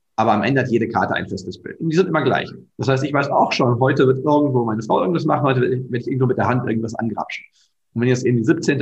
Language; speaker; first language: German; native; German